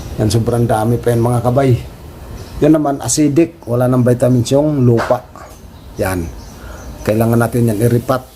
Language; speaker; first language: Filipino; non-native, local second language; Cebuano